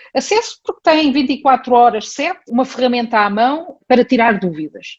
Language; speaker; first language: Portuguese; early bilingual, heritage; Portuguese